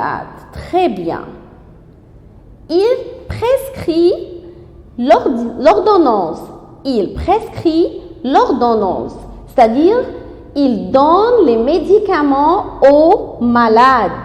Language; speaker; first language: French; non-native, fluent; Arabic